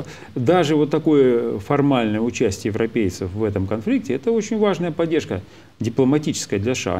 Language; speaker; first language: Russian; native; Russian